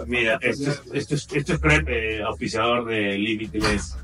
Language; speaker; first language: Spanish; native; Spanish